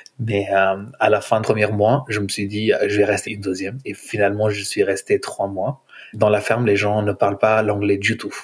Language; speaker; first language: French; non-native, fluent; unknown